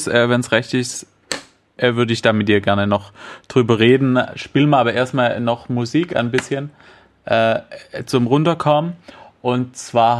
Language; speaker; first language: German; native; German